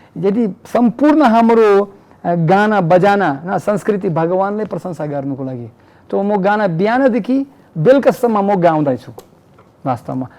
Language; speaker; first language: Nepali; non-native, fluent; Russian